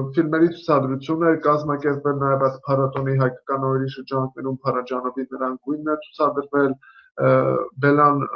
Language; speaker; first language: Armenian; native; Armenian